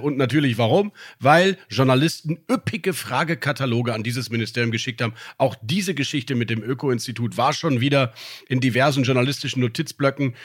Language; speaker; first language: German; native; German